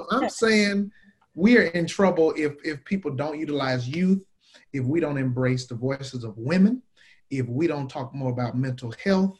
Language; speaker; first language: English; native; English